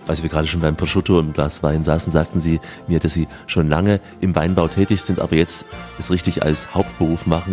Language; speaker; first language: German; native; German